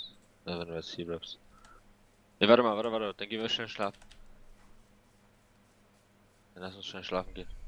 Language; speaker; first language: German; native; German